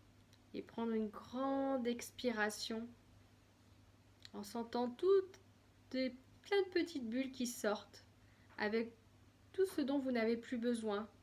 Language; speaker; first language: French; native; French